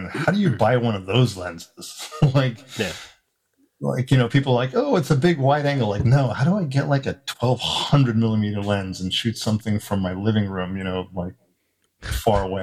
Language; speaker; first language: English; native; English